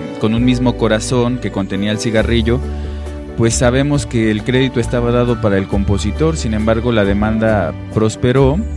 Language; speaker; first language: Spanish; native; Spanish